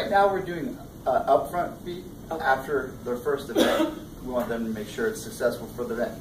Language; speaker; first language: English; native; English